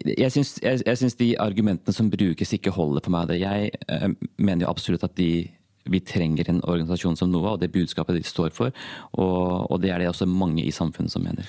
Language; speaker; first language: Norwegian; early bilingual, other home language; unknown